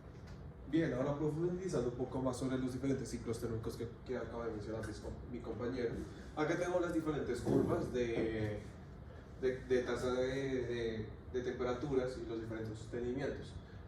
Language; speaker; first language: Spanish; native; Spanish